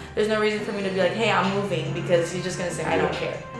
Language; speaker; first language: English; native; English